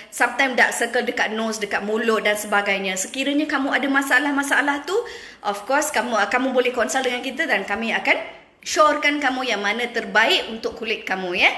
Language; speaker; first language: Malay; non-native, local second language; Tamil